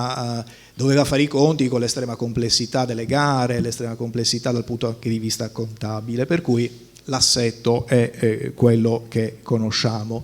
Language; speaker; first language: Italian; native; Italian